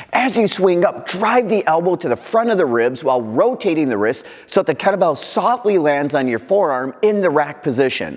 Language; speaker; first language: English; native; English